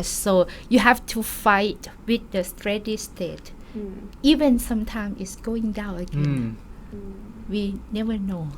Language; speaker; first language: English; non-native, learner; Thai